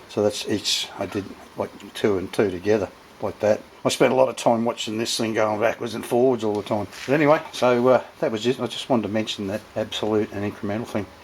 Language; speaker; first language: English; native; English